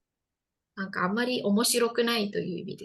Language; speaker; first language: Japanese; non-native, fluent; Indonesian